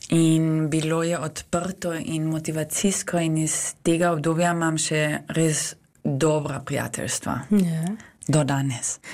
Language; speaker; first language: Slovenian; native; Slovenian